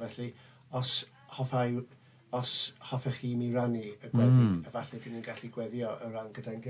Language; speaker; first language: Welsh; non-native, local second language; English